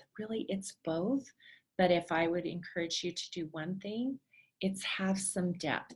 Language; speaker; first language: English; native; English